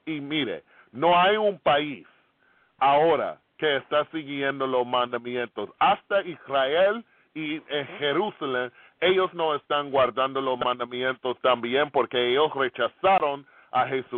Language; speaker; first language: Spanish; non-native, fluent; English